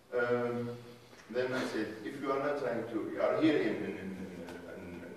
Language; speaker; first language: English; non-native, fluent; Arabic